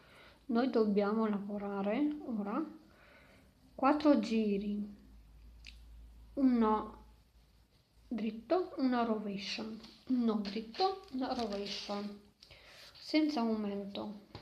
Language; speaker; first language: Italian; non-native, learner; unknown